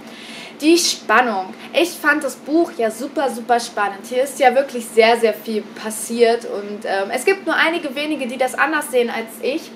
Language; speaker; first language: German; native; German